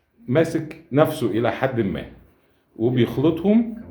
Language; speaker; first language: Arabic; native; Arabic